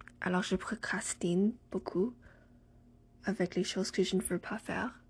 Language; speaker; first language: French; non-native, learner; English